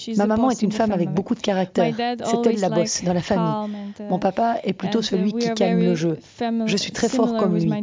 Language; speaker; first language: French; non-native, fluent; Ukrainian